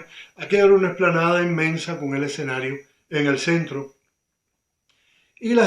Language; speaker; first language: Spanish; native; Spanish